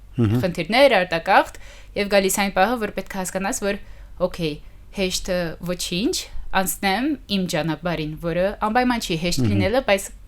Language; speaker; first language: Armenian; early bilingual, heritage; Armenian